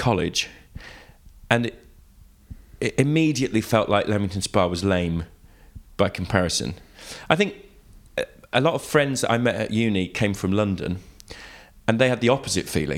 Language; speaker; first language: English; native; English